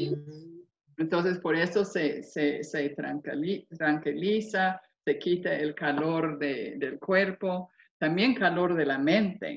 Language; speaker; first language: Spanish; non-native, fluent; English